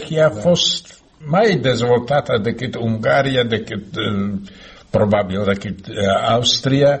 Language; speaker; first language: Romanian; non-native, fluent; Slovak